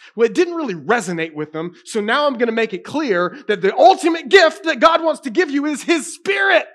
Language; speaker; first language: English; native; English